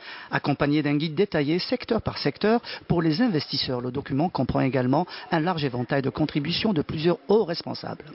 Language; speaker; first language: French; non-native, local second language; Arabic